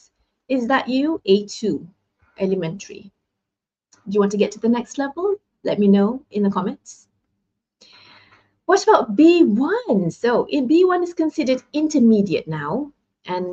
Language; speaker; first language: English; non-native, local second language; Malay